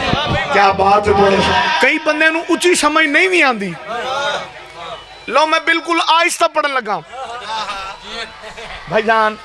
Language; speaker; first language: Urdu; non-native, local second language; Punjabi